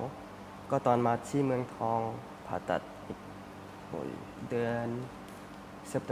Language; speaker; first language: Thai; early bilingual, heritage; Thai